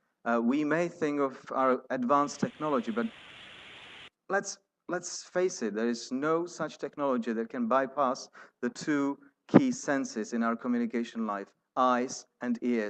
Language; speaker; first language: English; non-native, fluent; Czech